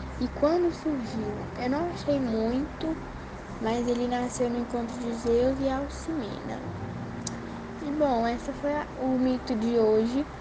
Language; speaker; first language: Portuguese; native; Portuguese